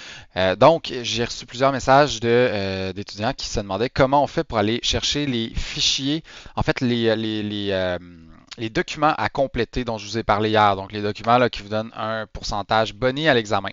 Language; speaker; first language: French; native; French